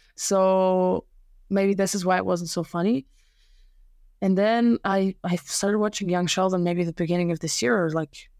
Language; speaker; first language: English; non-native, fluent; Serbian